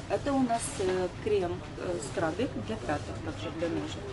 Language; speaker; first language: Russian; native; Russian